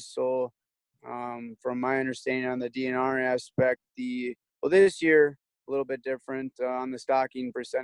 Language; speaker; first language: English; native; English